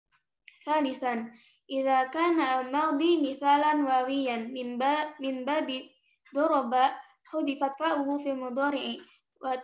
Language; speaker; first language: Arabic; non-native, learner; Indonesian